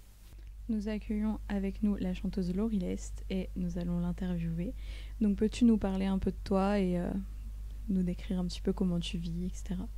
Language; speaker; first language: French; native; French